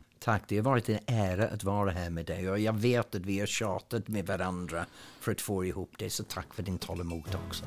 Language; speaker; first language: Swedish; non-native, fluent; English